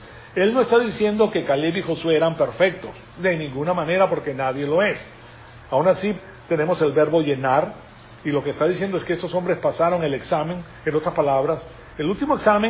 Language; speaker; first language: Spanish; native; Spanish